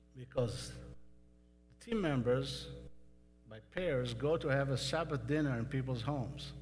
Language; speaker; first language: English; non-native, fluent; Hebrew